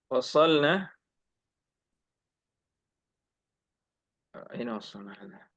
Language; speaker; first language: Arabic; non-native, fluent; Indonesian